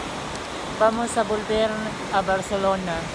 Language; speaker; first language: Spanish; non-native, learner; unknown